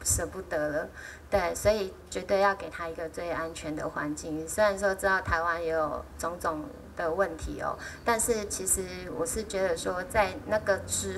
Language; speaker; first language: Chinese; native; Chinese